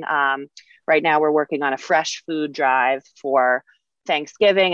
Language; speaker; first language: English; native; English